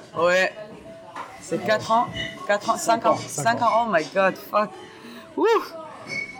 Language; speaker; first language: French; non-native, learner; Hebrew